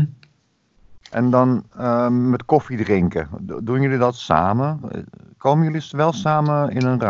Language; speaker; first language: Dutch; native; Dutch